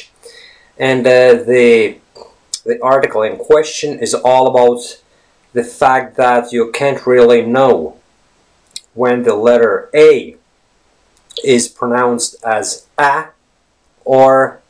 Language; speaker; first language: English; non-native, fluent; Latvian